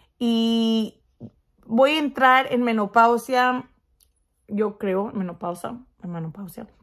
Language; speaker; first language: Spanish; early bilingual, heritage; Spanish